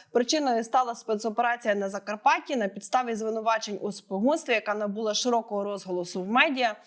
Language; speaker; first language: Ukrainian; native; Ukrainian